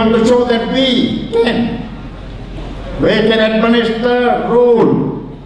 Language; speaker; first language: English; non-native, local second language; Punjabi